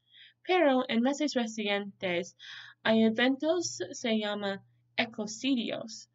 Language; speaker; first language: Spanish; non-native, learner; English